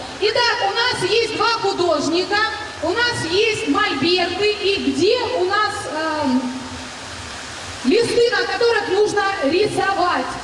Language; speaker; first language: Russian; native; Russian